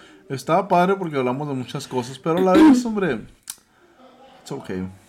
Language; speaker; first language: Spanish; early bilingual, other home language; English